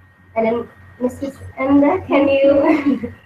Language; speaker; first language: English; non-native, learner; Indonesian